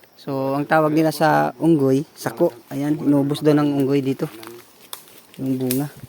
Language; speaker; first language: Filipino; non-native, local second language; Iloko